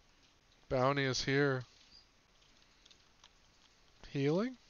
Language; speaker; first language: English; native; English